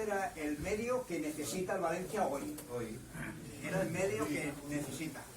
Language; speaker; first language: Spanish; native; Spanish